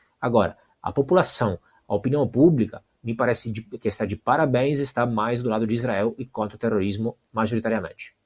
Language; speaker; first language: Portuguese; non-native, fluent; Italian